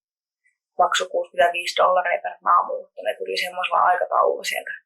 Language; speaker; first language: Finnish; native; Finnish